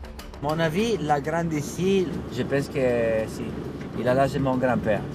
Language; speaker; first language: French; non-native, fluent; Italian